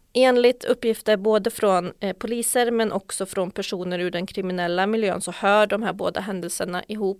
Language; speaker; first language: Swedish; native; Swedish